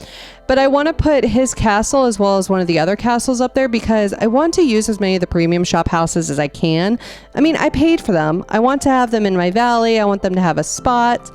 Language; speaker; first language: English; native; English